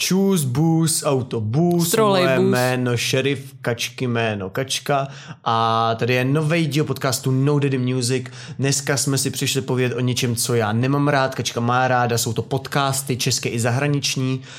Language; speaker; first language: Czech; native; Czech